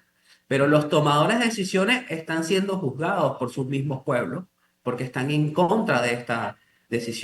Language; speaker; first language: Spanish; native; Spanish